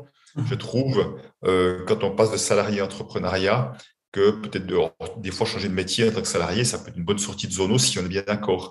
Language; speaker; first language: French; native; French